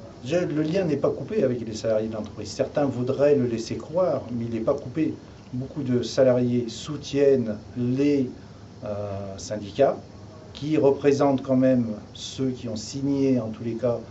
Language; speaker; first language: French; native; French